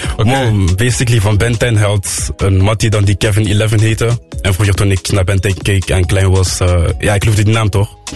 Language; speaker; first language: Dutch; non-native, local second language; French